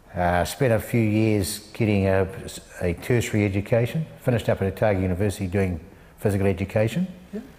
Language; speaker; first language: English; native; English